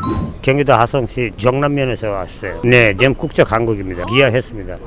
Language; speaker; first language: Korean; non-native, learner; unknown